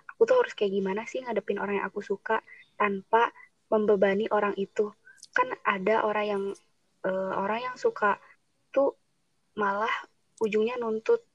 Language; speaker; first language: Indonesian; non-native, local second language; Sundanese